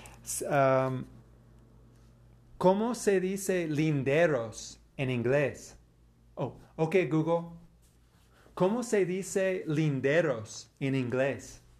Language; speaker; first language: Spanish; non-native, fluent; English